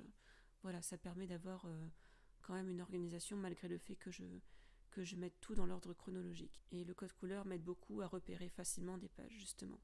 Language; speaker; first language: French; native; French